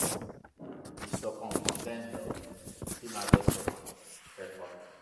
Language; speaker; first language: Italian; non-native, fluent; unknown